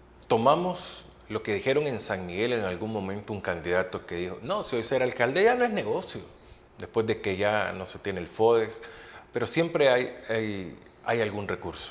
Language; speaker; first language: Spanish; native; Spanish